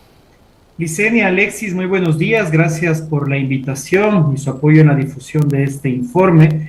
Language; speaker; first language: Spanish; native; Spanish